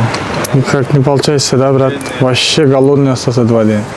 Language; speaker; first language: Russian; non-native, learner; Kyrgyz